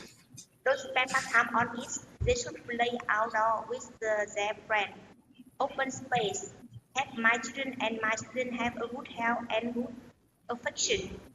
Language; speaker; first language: English; non-native, learner; Vietnamese